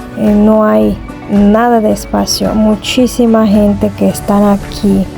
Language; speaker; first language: Spanish; non-native, fluent; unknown